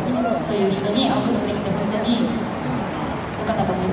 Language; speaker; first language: Japanese; non-native, learner; Korean